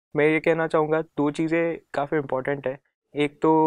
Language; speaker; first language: Hindi; non-native, local second language; Marathi